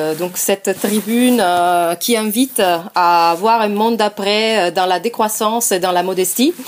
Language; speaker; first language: French; non-native, fluent; Italian